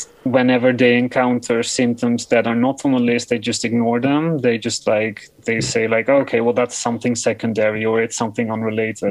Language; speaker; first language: English; non-native, fluent; Dutch